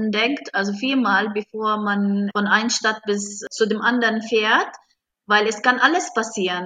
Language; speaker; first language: German; non-native, fluent; Arabic